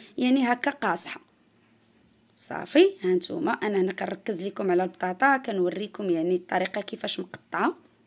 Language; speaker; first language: Arabic; native; Arabic